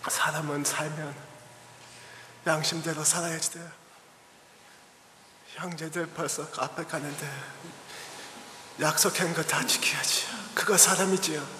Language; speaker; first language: Korean; early bilingual, heritage; English